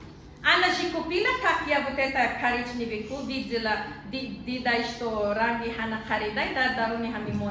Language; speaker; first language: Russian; non-native, learner; Filipino